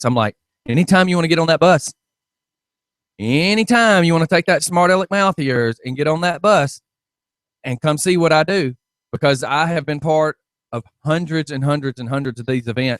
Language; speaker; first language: English; native; English